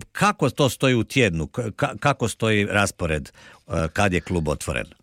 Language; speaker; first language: Serbian; native; Serbian